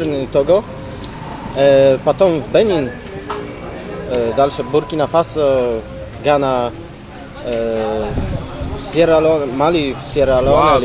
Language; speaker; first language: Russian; non-native, learner; Polish